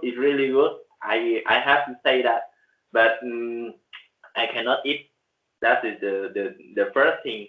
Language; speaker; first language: English; non-native, learner; Vietnamese